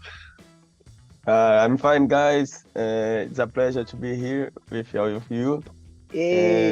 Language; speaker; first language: English; non-native, learner; Portuguese